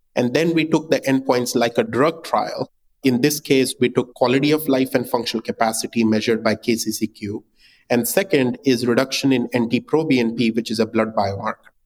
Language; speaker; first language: English; non-native, local second language; Hindi